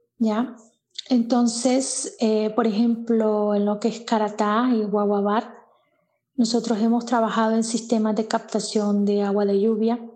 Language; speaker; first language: Spanish; native; Spanish